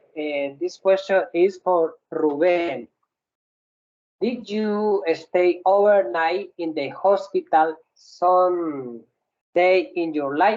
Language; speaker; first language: English; non-native, learner; Spanish